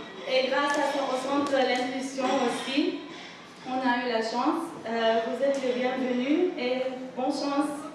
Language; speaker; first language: French; non-native, fluent; Armenian